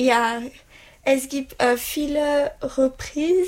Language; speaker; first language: German; non-native, learner; French